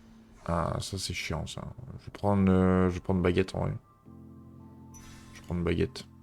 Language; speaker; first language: French; native; French